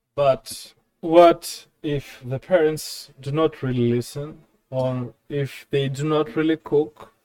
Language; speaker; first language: English; non-native, fluent; Greek